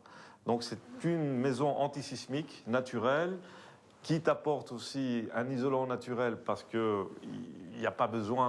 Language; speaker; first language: French; native; French